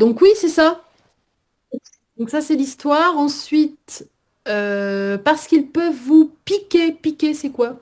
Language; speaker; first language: French; native; French